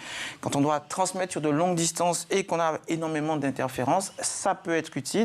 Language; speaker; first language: French; native; French